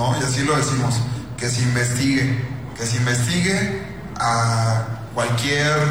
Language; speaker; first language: Spanish; native; Spanish